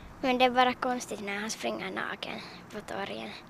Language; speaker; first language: Swedish; non-native, local second language; Finnish